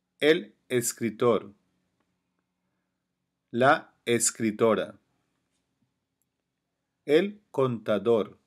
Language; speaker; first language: Spanish; non-native, learner; English